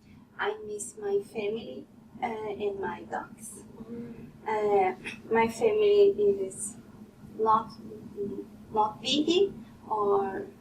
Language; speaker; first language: English; non-native, learner; Portuguese